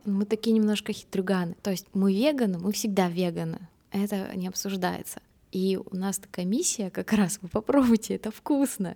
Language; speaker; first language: Russian; native; Russian